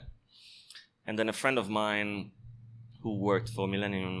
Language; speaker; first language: English; non-native, fluent; Italian